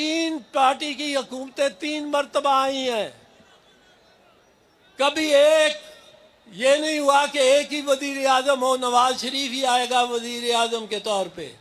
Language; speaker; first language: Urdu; non-native, local second language; Punjabi